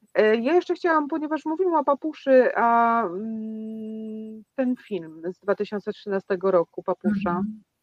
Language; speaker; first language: Polish; native; Polish